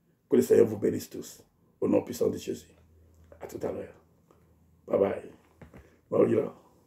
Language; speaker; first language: French; non-native, local second language; Ewe